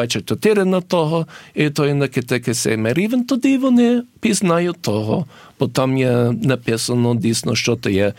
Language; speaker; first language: Ukrainian; early bilingual, heritage; English